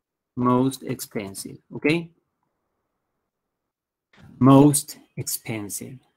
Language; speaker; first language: English; non-native, fluent; Spanish